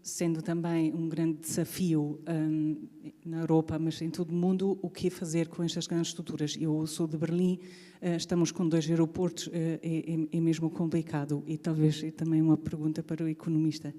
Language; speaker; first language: Portuguese; non-native, fluent; German